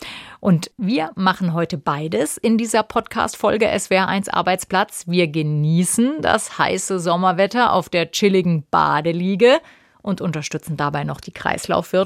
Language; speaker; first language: German; native; German